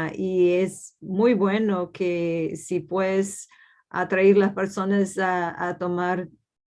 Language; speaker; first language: Spanish; non-native, fluent; Portuguese